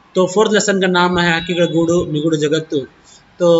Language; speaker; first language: Hindi; non-native, local second language; Kannada